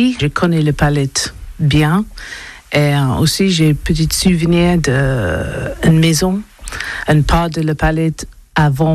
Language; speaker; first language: French; non-native, learner; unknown